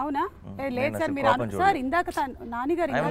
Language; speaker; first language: Telugu; native; Telugu